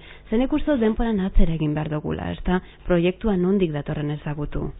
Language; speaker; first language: Basque; native; Basque